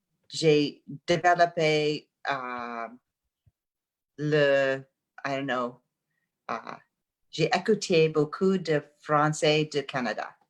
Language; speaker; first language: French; non-native, learner; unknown